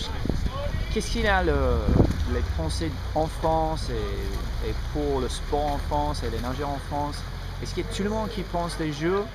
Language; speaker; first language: French; non-native, learner; English